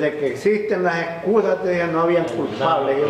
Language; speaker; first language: Spanish; native; Spanish